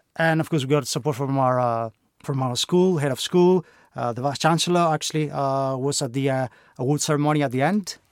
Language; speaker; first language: English; non-native, fluent; Greek